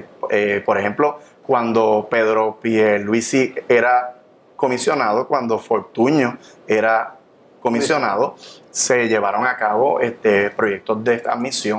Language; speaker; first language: Spanish; native; Spanish